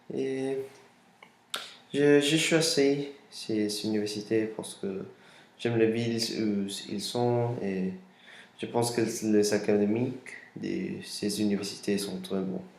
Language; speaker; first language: French; non-native, learner; Spanish